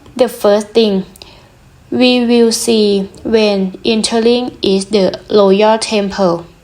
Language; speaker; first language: English; non-native, learner; Thai